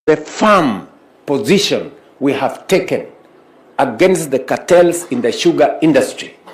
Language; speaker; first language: English; non-native, local second language; Kalenjin